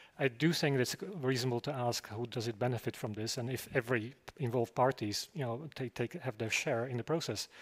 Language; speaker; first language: English; non-native, fluent; Slovak